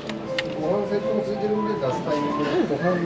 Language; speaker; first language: Japanese; native; Japanese